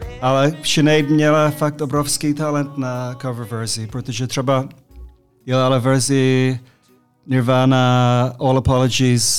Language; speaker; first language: Czech; non-native, fluent; English